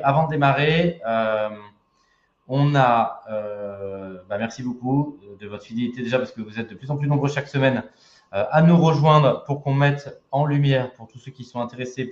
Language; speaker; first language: French; native; French